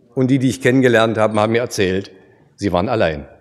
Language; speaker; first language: German; native; German